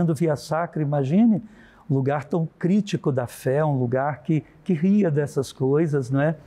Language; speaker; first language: Portuguese; native; Portuguese